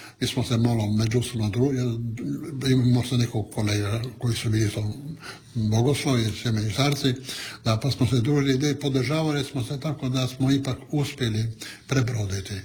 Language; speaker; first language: Croatian; non-native, local second language; Italian